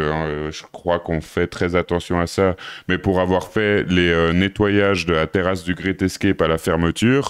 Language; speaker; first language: French; native; French